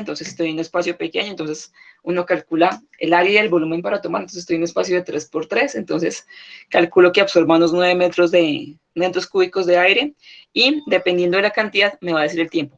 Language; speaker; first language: Spanish; native; Spanish